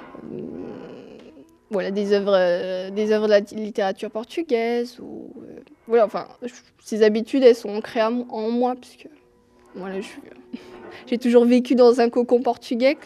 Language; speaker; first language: French; early bilingual, other home language; Portuguese